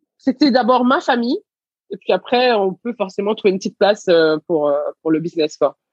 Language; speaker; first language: French; early bilingual, other home language; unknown